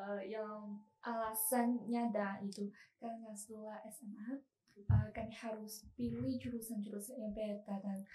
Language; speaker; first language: Indonesian; non-native, learner; Chinese